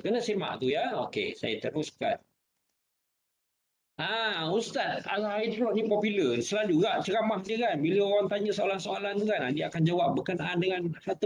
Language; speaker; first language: Malay; native; Malay